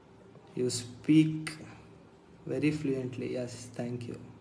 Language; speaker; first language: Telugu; non-native, fluent; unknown